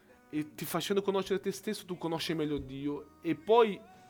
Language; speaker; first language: Italian; non-native, fluent; Portuguese